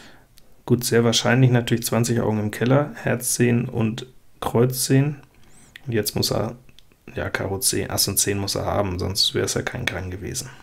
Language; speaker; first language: German; native; German